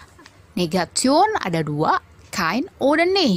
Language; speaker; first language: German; non-native, fluent; Indonesian